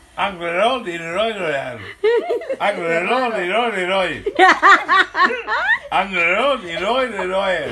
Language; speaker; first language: Cebuano; non-native, learner; Dutch